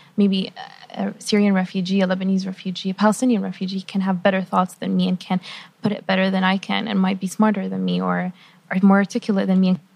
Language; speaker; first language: English; non-native, fluent; Arabic